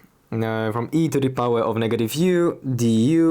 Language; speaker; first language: English; non-native, fluent; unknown